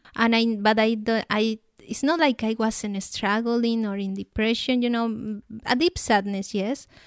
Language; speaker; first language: English; non-native, fluent; Spanish